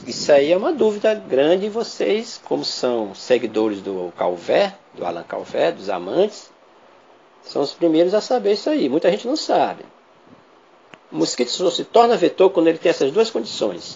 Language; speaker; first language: Portuguese; native; Portuguese